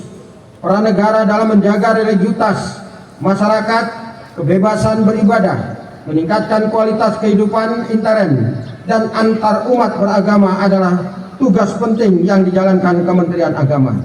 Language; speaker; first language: Indonesian; native; Indonesian